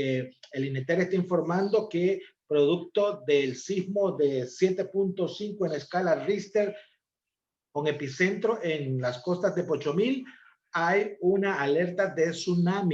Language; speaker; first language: Spanish; native; Spanish